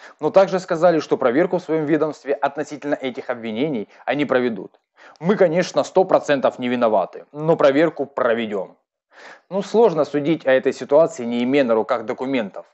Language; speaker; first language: Russian; native; Russian